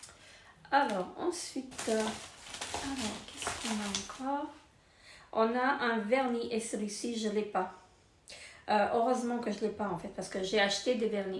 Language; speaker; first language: French; native; French